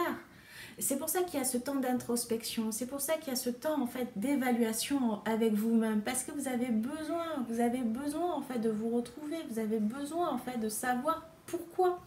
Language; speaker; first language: French; native; French